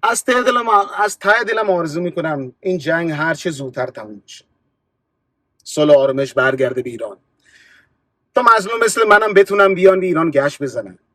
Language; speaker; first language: Persian; early bilingual, other home language; Punjabi